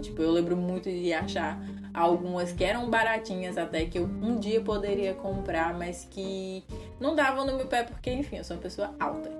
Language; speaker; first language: Portuguese; native; Portuguese